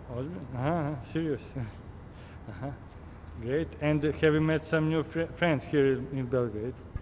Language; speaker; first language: English; non-native, learner; Serbian